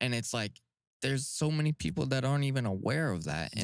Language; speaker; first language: English; native; English